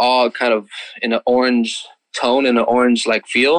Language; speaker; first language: English; native; English